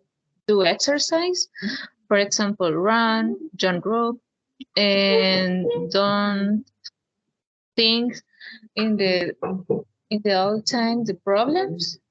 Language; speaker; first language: English; non-native, learner; Spanish